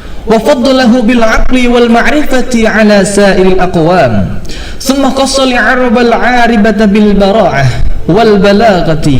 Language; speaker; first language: Arabic; non-native, learner; Indonesian